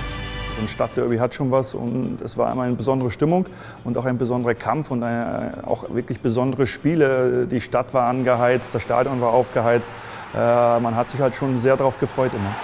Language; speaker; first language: German; native; German